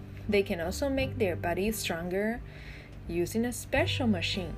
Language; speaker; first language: English; non-native, fluent; Chinese